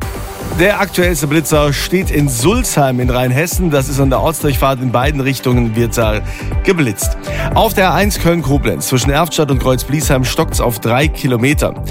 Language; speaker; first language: German; native; German